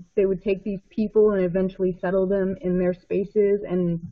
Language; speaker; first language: English; native; English